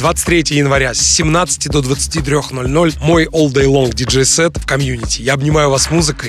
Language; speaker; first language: Russian; native; Russian